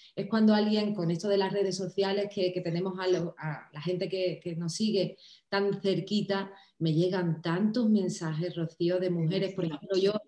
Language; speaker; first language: Spanish; native; Spanish